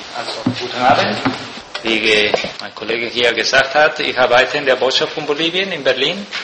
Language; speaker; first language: German; non-native, fluent; Spanish